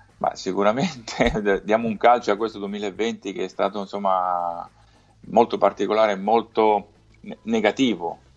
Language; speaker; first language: Italian; native; Italian